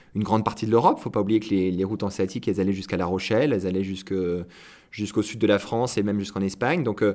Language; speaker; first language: French; native; French